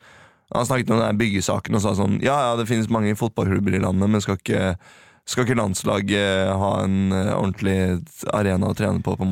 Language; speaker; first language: Norwegian; native; Norwegian